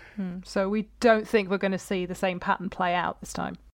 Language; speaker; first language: English; native; English